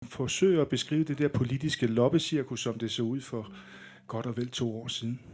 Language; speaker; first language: Danish; native; Danish